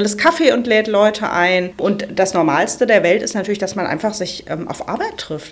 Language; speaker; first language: German; native; German